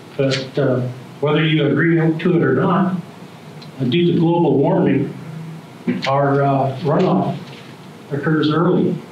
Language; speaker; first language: English; native; English